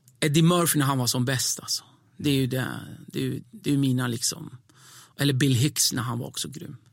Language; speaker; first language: Swedish; early bilingual, other home language; Kurdish